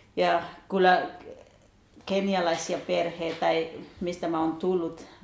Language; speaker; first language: Finnish; non-native, fluent; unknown